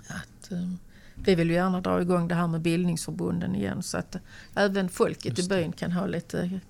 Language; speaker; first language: Swedish; native; Swedish